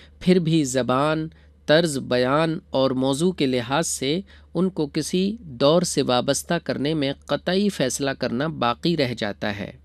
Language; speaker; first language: Urdu; native; Urdu